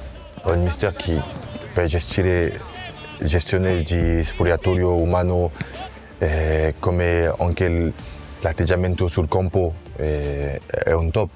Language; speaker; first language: Italian; non-native, fluent; French